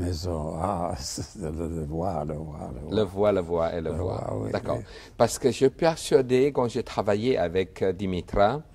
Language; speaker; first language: French; non-native, fluent; Chinese